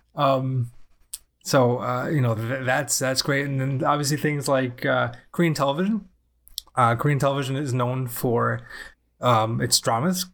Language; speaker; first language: English; native; English